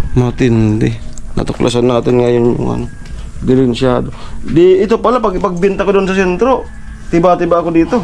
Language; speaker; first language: Filipino; non-native, local second language; Bikol